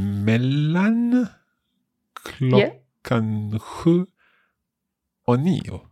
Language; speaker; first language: Swedish; non-native, learner; English